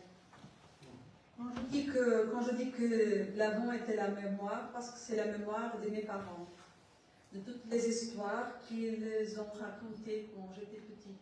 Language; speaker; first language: French; non-native, learner; Portuguese